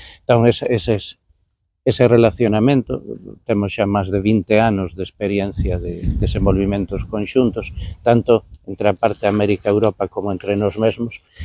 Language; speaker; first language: Galician; native; Galician